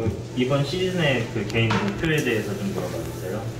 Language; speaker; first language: Korean; native; Korean